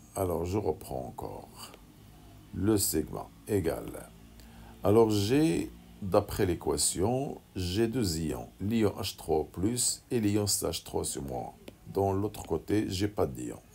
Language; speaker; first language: French; non-native, local second language; Arabic